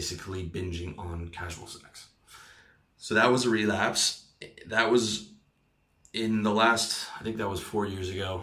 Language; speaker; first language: English; native; English